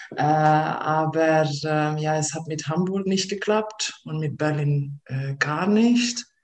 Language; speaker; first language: German; non-native, fluent; Hungarian